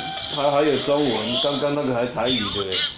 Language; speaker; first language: Chinese; native; Chinese